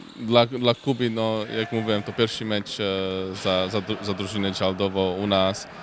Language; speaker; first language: Polish; non-native, fluent; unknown